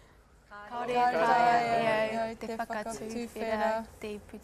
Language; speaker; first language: Māori; non-native, learner; English